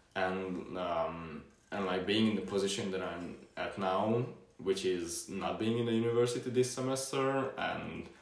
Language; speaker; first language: English; non-native, fluent; Hungarian